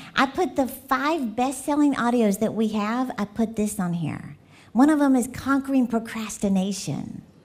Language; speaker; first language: English; native; English